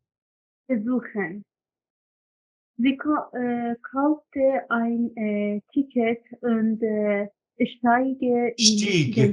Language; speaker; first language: German; non-native, learner; Kurdish